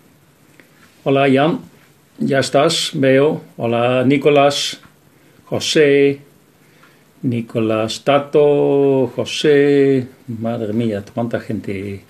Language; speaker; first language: Spanish; non-native, fluent; Dutch